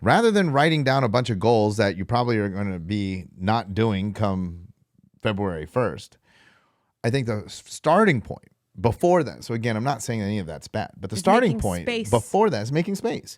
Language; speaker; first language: English; native; English